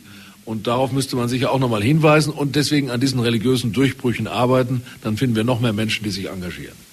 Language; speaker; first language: German; native; German